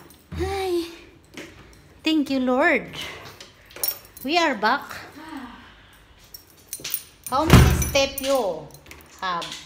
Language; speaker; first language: English; non-native, local second language; Filipino